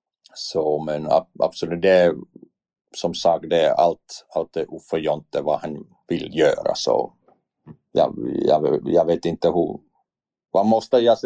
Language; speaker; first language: Swedish; non-native, learner; Finnish